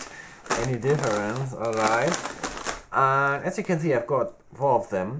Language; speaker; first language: English; non-native, learner; German